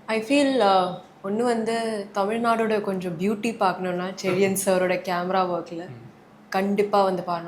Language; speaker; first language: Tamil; early bilingual, heritage; Tamil